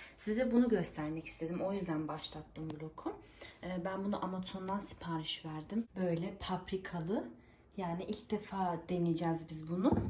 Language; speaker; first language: Turkish; early bilingual, heritage; Turkish